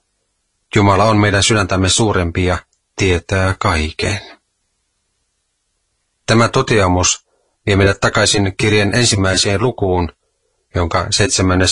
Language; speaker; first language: Finnish; native; Finnish